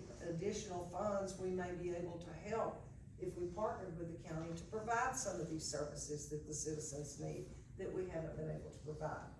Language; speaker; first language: English; native; English